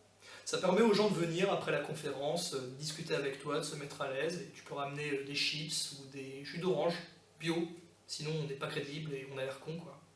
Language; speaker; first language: French; native; French